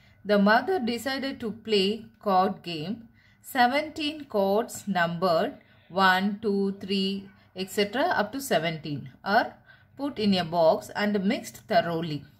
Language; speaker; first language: English; non-native, local second language; Tamil